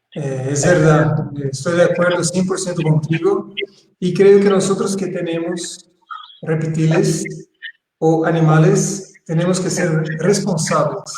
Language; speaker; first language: Spanish; non-native, fluent; Portuguese